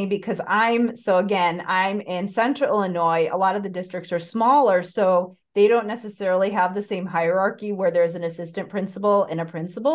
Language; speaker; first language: English; native; English